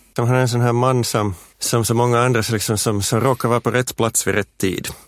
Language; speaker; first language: Swedish; native; Swedish